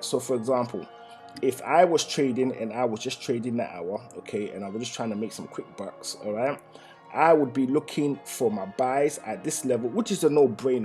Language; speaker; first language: English; native; English